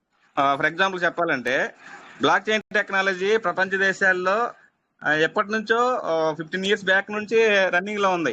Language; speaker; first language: Telugu; native; Telugu